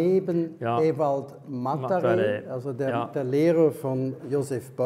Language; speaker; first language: German; native; German